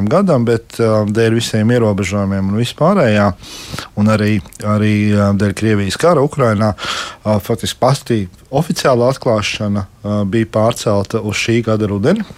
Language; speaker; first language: Latvian; native; Latvian